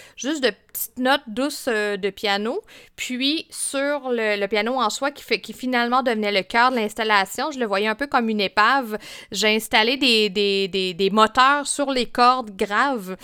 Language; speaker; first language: French; native; French